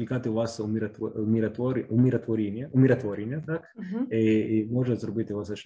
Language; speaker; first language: Ukrainian; non-native, fluent; Italian